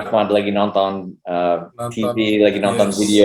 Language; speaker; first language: Indonesian; early bilingual, heritage; English